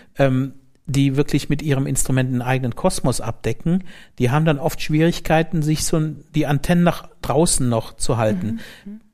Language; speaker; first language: German; native; German